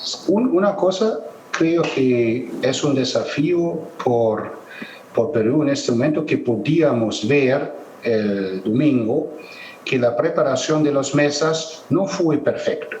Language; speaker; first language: Spanish; non-native, fluent; German